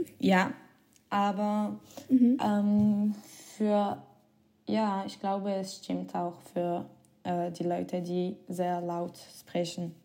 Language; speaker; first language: German; non-native, learner; French